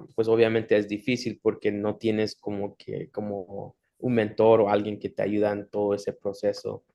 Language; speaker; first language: Spanish; early bilingual, heritage; Spanish